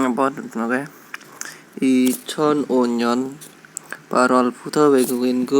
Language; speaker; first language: Korean; non-native, learner; Indonesian